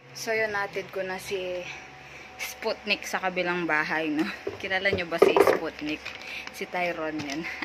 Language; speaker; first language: Filipino; non-native, local second language; Pampanga